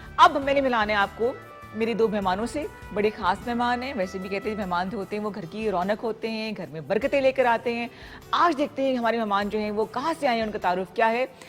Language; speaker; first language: Urdu; native; Urdu